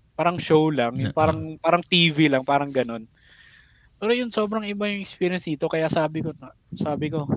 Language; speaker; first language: Filipino; non-native, local second language; Cebuano